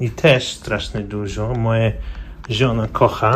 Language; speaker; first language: Polish; non-native, learner; English